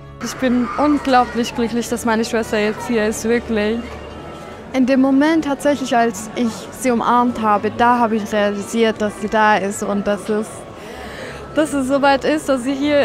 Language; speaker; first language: German; early bilingual, other home language; Kurdish